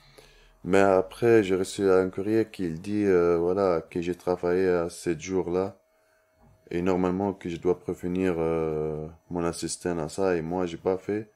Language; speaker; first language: French; non-native, learner; Arabic